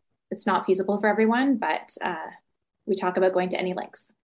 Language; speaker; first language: English; native; English